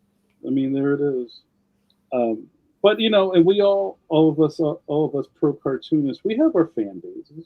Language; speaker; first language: English; native; English